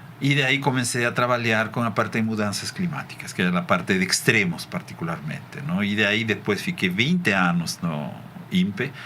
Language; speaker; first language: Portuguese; non-native, fluent; Spanish